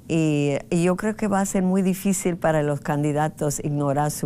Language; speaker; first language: Spanish; non-native, fluent; English